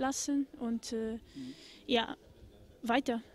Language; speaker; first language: German; non-native, fluent; Portuguese